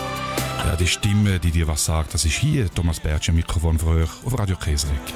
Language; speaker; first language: German; native; German